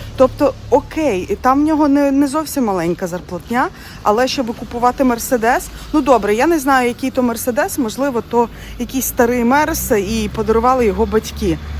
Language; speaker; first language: Ukrainian; non-native, local second language; Russian